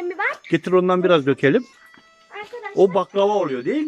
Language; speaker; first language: Turkish; native; Turkish